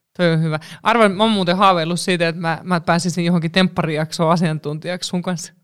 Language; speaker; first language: Finnish; native; Finnish